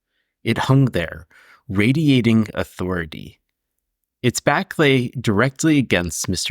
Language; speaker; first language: English; native; English